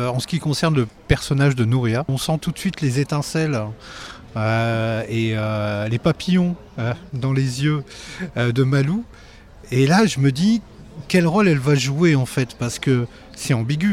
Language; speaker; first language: French; native; French